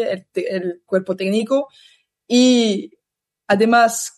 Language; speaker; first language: Spanish; non-native, learner; French